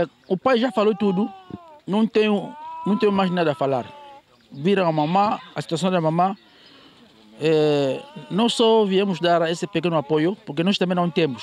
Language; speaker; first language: Portuguese; native; Portuguese